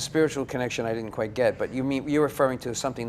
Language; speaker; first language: English; native; English